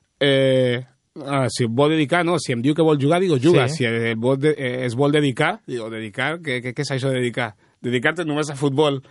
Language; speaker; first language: Catalan; early bilingual, other home language; Spanish